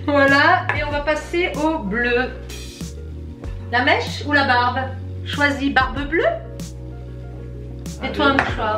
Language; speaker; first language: French; native; French